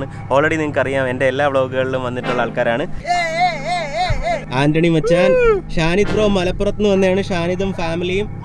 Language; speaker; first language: Malayalam; native; Malayalam